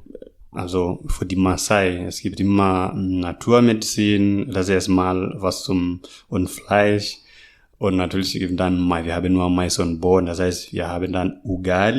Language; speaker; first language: German; non-native, learner; Masai